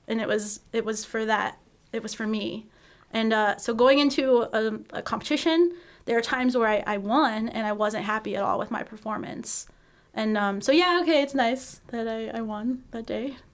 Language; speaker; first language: English; native; English